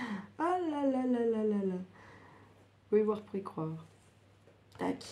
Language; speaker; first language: French; native; French